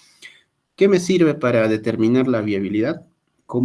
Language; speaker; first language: Spanish; native; Spanish